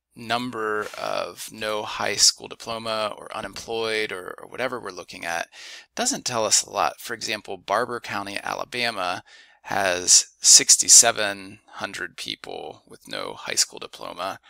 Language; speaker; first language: English; native; English